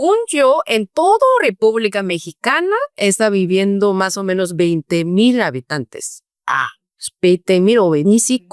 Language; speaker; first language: Spanish; non-native, fluent; Korean